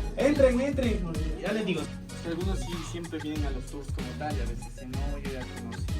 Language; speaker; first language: Spanish; native; Spanish